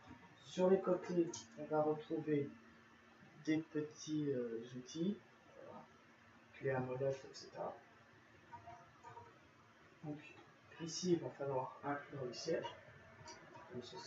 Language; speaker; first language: French; native; French